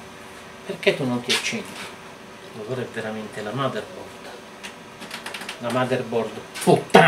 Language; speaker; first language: Italian; native; Italian